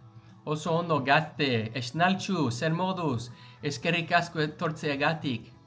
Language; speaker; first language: Basque; non-native, learner; English